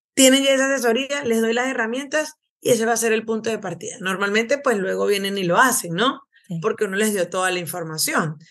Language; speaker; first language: Spanish; native; Spanish